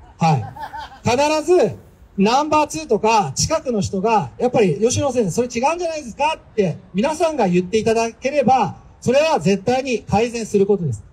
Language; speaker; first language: Japanese; native; Japanese